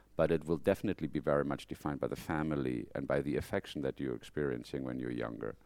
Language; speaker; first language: English; non-native, fluent; German